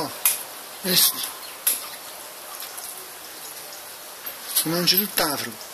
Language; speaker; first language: Italian; non-native, local second language; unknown